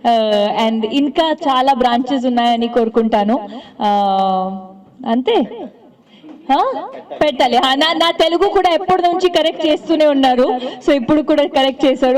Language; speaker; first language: Telugu; non-native, local second language; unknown